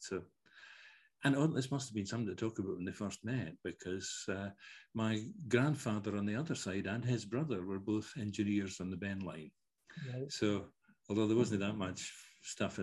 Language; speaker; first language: English; early bilingual, other home language; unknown